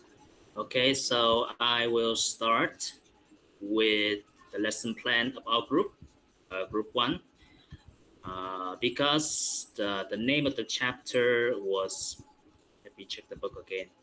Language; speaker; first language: English; non-native, fluent; Vietnamese